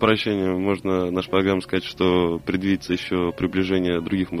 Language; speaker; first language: Russian; native; Russian